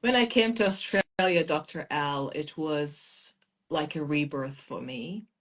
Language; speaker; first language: English; non-native, fluent; Persian